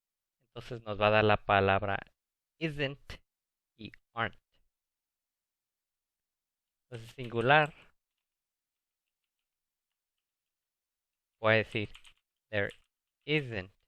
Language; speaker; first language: Spanish; early bilingual, heritage; Spanish